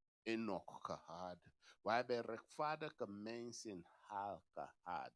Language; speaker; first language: Dutch; non-native, fluent; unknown